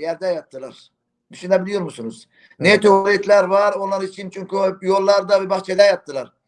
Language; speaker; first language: Turkish; non-native, fluent; Arabic